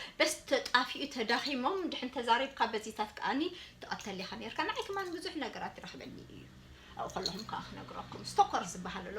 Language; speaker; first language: Tigrinya; early bilingual, heritage; Tigrinya